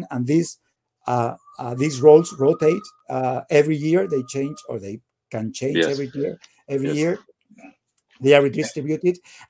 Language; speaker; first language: English; non-native, fluent; Spanish